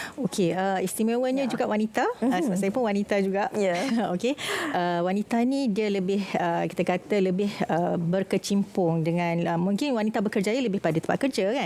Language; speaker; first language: Malay; native; Malay